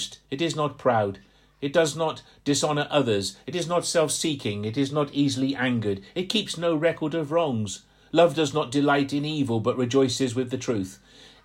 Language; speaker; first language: English; native; English